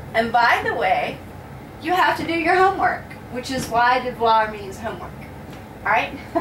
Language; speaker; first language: English; native; English